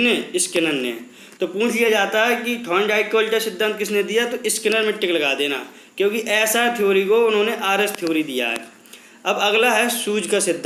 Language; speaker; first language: Hindi; native; Hindi